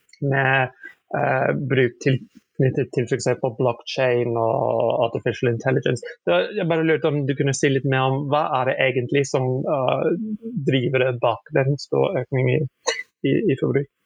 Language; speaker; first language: Norwegian; non-native, fluent; English